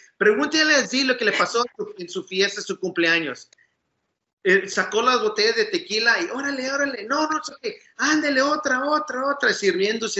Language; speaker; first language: Spanish; early bilingual, other home language; English